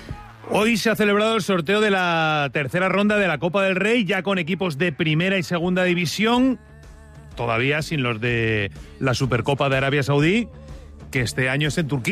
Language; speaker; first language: Spanish; native; Spanish